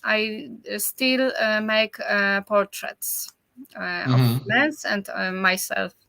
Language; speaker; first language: English; non-native, learner; Polish